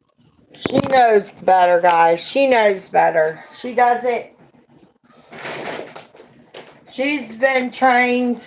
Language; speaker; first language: English; native; English